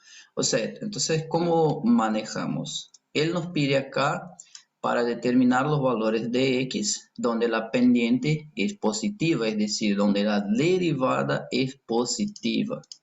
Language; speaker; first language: Spanish; non-native, fluent; Portuguese